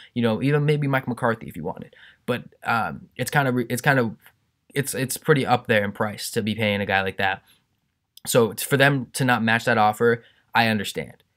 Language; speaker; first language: English; native; English